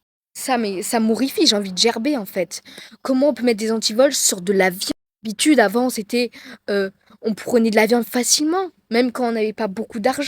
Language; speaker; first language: French; native; French